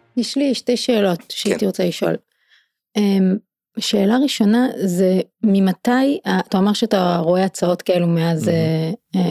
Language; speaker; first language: Hebrew; native; Hebrew